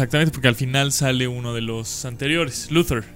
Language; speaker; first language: Spanish; native; Spanish